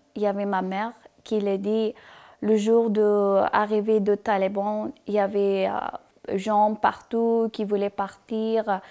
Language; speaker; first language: French; non-native, fluent; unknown